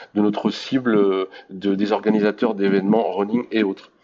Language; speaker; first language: French; native; French